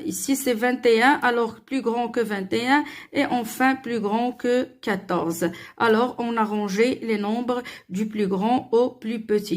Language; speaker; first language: French; non-native, local second language; Arabic